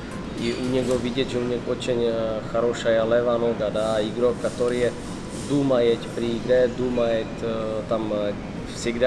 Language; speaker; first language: Russian; non-native, learner; Czech